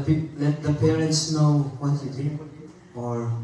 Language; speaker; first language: English; non-native, local second language; Filipino